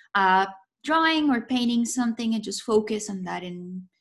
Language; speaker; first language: English; non-native, fluent; Spanish